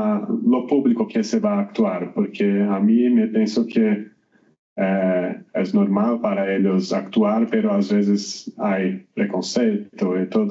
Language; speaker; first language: Spanish; non-native, learner; Portuguese